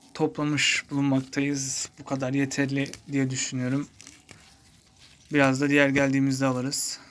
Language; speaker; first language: Turkish; native; Turkish